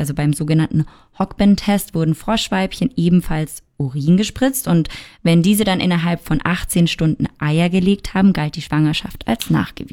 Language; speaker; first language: German; native; German